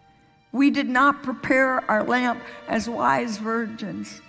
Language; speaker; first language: English; native; English